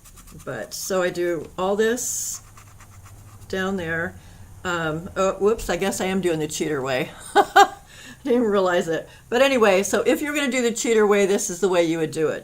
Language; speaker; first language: English; native; English